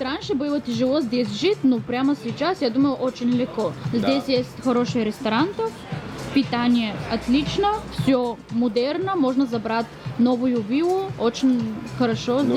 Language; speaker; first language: Russian; non-native, learner; Bulgarian